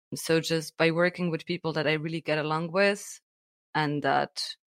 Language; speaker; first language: English; non-native, fluent; Slovenian